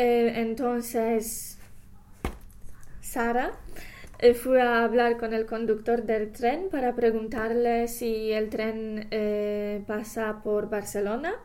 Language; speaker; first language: Spanish; non-native, fluent; English